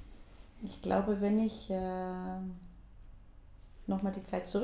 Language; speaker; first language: German; non-native, fluent; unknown